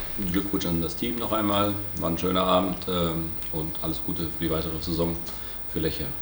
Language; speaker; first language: German; native; German